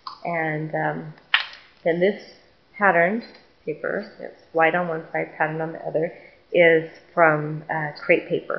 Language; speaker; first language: English; native; English